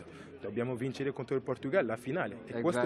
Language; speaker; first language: Italian; non-native, fluent; French